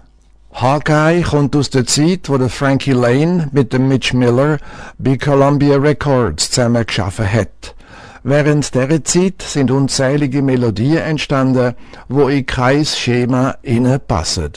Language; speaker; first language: German; native; German